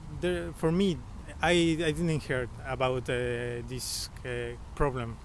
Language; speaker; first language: English; non-native, learner; Spanish